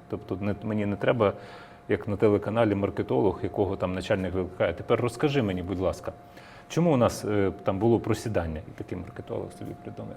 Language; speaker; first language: Ukrainian; native; Ukrainian